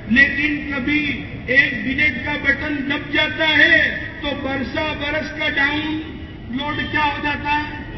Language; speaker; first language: Urdu; non-native, local second language; Gujarati